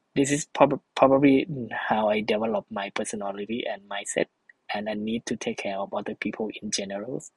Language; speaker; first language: English; non-native, fluent; Thai